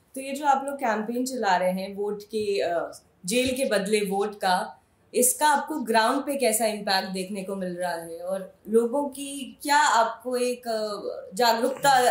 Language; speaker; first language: Hindi; native; Hindi